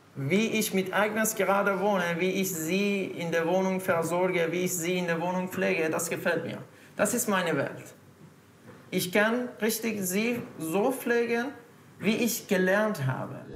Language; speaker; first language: German; non-native, learner; Persian